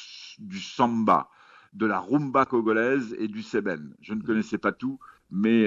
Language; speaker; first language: French; native; French